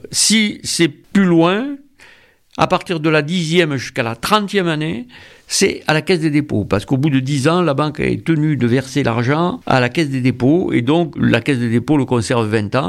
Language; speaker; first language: French; native; French